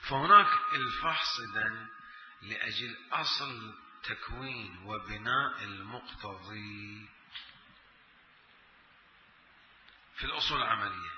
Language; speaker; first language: Arabic; native; Arabic